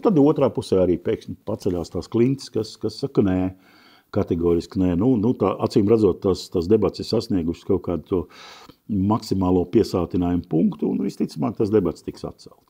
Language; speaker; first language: Latvian; native; Latvian